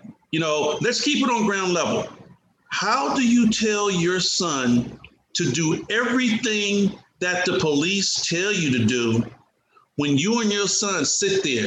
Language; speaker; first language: English; native; English